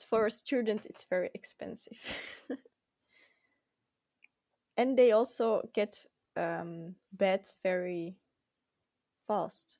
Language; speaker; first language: English; non-native, fluent; Dutch